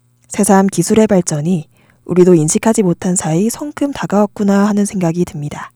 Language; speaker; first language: Korean; native; Korean